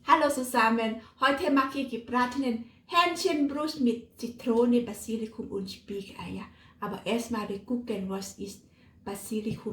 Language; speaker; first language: German; non-native, learner; Thai